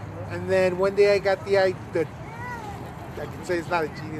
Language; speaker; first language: English; early bilingual, other home language; Spanish